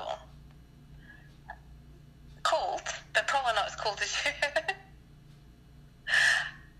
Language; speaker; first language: English; native; English